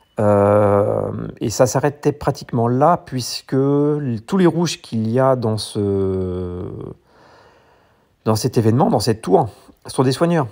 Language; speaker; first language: French; native; French